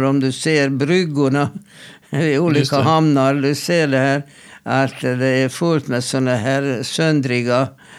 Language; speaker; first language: Swedish; non-native, fluent; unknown